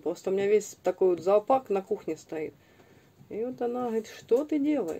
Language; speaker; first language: Russian; native; Russian